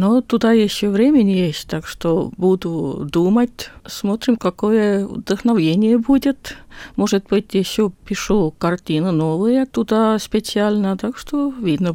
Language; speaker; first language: Russian; non-native, local second language; Estonian